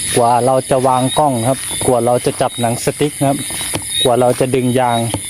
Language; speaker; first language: Thai; native; Thai